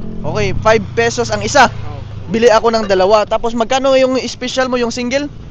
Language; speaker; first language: Filipino; non-native, local second language; Cebuano